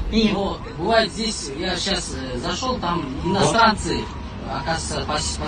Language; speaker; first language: Russian; non-native, local second language; Kyrgyz